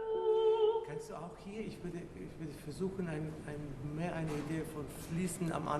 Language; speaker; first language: German; non-native, fluent; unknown